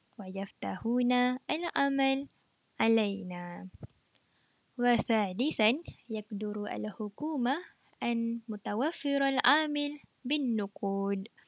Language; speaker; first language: Arabic; non-native, learner; Malay